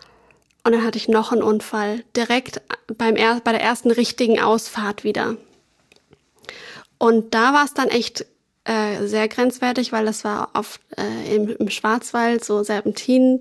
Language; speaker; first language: German; native; German